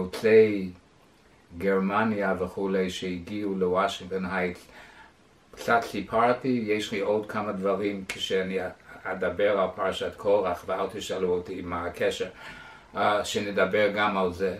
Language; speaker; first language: Hebrew; non-native, fluent; English